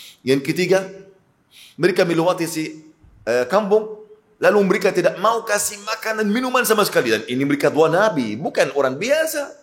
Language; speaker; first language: Malay; non-native, fluent; Arabic